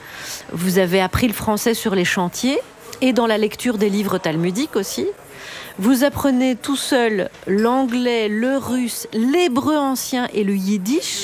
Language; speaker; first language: French; native; French